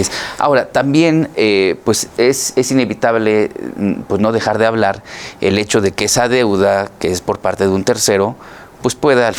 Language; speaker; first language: Spanish; native; Spanish